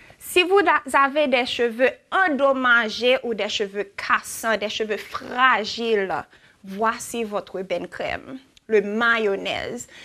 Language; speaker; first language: French; native; French